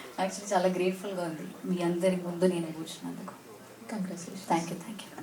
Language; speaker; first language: Telugu; non-native, learner; Malayalam